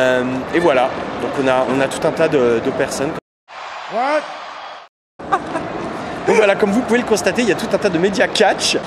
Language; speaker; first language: French; native; French